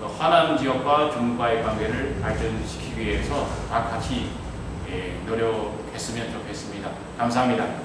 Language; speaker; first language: Korean; non-native, fluent; Chinese